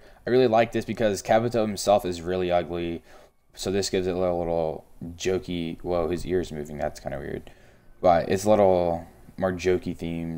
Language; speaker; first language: English; native; English